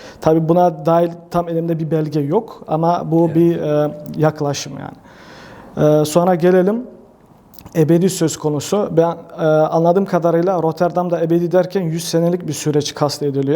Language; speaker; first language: Turkish; early bilingual, heritage; Turkish